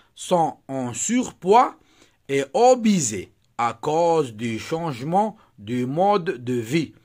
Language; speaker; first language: French; non-native, local second language; Arabic